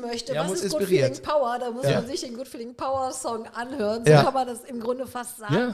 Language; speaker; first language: German; native; German